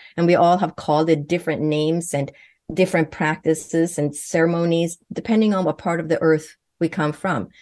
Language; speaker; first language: English; non-native, fluent; Swedish